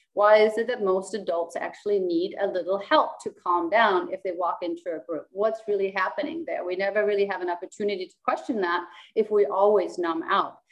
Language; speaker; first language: English; non-native, fluent; Danish